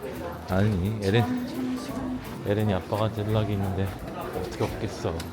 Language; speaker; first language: Korean; native; Korean